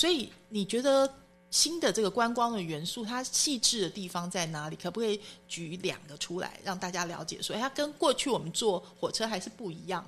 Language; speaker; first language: Chinese; native; Chinese